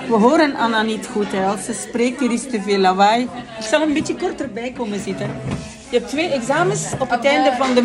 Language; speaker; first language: Dutch; non-native, fluent; French